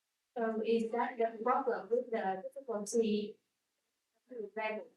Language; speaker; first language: English; non-native, learner; Vietnamese